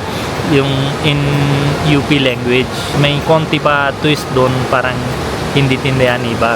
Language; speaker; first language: Filipino; non-native, learner; Punjabi